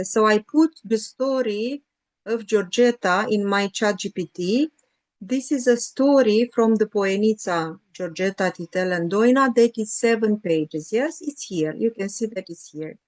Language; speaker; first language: English; non-native, learner; Romanian